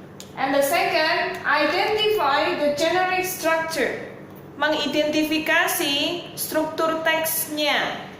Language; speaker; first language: English; non-native, local second language; Indonesian